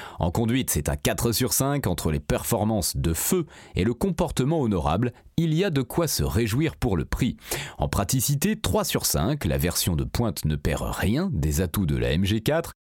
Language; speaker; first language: French; native; French